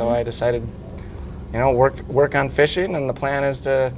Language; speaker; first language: English; native; English